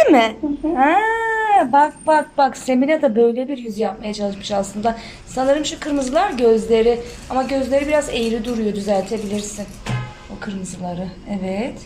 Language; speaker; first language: Turkish; native; Turkish